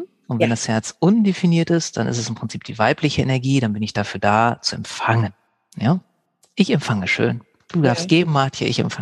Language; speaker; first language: German; native; German